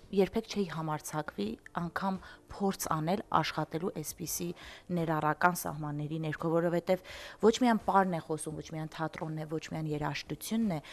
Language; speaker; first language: Armenian; early bilingual, heritage; Armenian